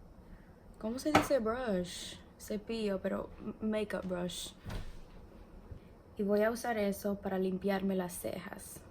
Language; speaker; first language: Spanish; early bilingual, heritage; English